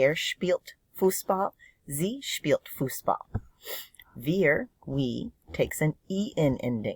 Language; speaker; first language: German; non-native, fluent; English